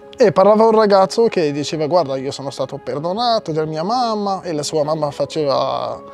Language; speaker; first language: Italian; non-native, fluent; Arabic